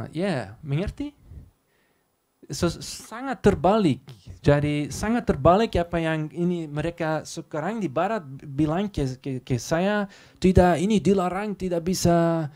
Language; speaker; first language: Indonesian; non-native, learner; Dutch